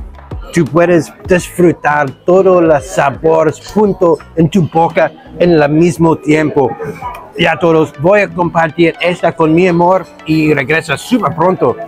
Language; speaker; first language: Spanish; non-native, learner; English